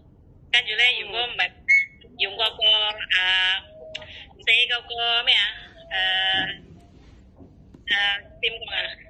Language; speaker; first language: Cantonese; non-native, learner; Indonesian